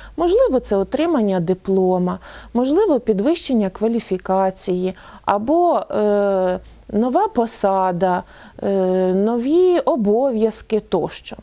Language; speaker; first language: Ukrainian; native; Ukrainian